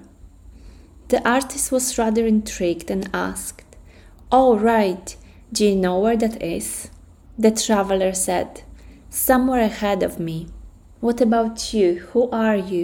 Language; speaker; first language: English; non-native, fluent; Polish